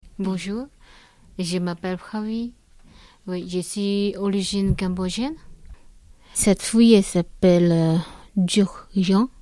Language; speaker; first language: French; non-native, learner; Khmer